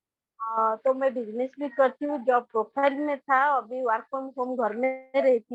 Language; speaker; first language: Hindi; non-native, local second language; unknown